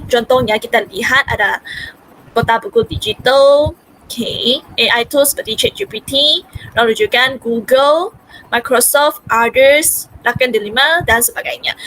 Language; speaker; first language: Malay; non-native, local second language; Hakka Chinese